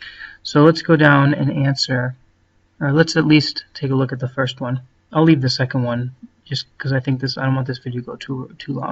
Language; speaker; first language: English; native; English